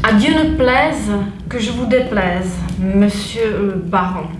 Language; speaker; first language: French; non-native, fluent; Czech